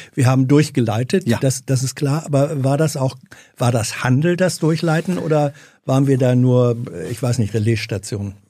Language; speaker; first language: German; native; German